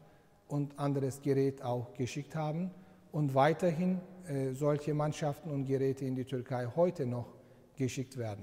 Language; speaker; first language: German; non-native, fluent; Turkish